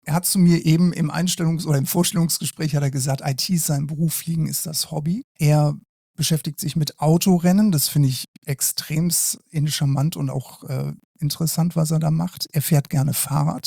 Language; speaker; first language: German; native; German